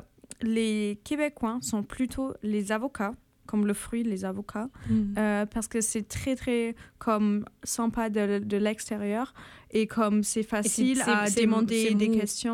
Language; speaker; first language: French; non-native, fluent; German